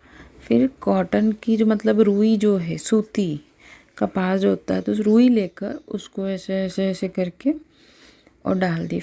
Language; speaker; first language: Hindi; native; Hindi